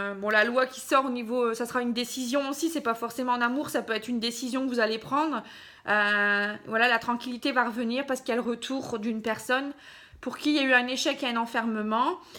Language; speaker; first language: French; native; French